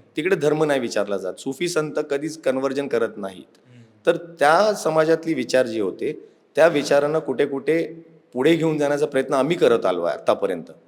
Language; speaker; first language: Marathi; non-native, local second language; Urdu